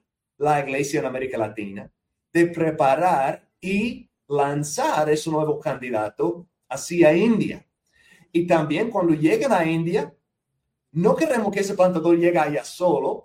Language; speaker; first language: Spanish; non-native, fluent; English